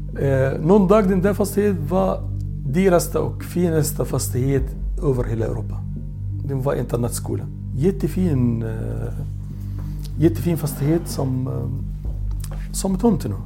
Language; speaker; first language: Swedish; non-native, local second language; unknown